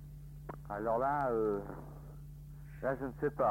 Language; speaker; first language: French; native; French